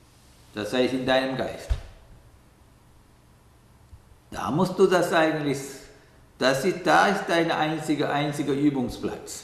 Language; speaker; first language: German; non-native, learner; Sinhala